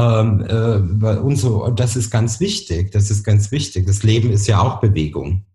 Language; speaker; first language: German; native; German